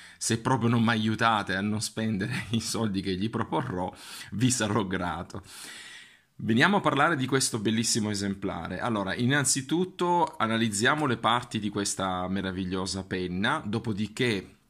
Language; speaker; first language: Italian; native; Italian